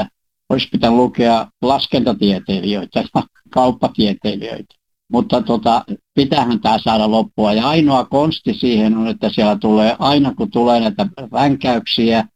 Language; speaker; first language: Finnish; native; Finnish